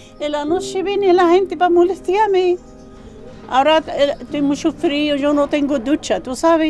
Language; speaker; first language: Spanish; non-native, learner; Arabic